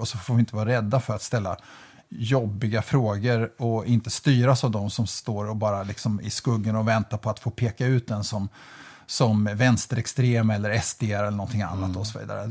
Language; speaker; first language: Swedish; native; Swedish